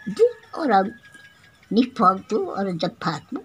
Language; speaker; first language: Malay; non-native, local second language; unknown